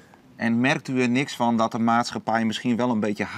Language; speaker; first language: Dutch; native; Dutch